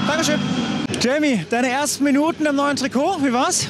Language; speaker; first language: German; native; German